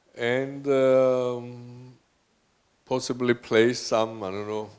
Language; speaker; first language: English; non-native, fluent; Georgian